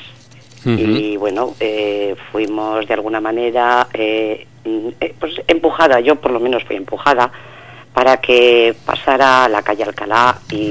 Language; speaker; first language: Spanish; native; Spanish